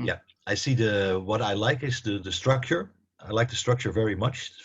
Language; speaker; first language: English; non-native, fluent; Dutch